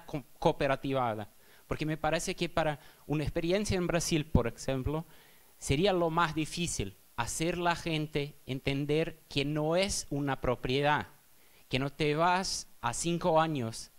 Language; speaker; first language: Spanish; non-native, fluent; Portuguese